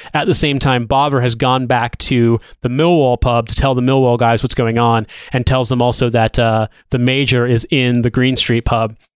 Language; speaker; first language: English; native; English